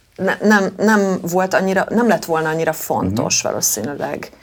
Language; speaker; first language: Hungarian; native; Hungarian